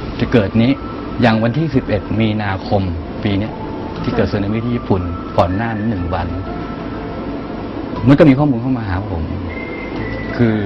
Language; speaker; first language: Thai; native; Thai